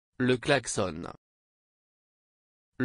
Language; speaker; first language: French; non-native, fluent; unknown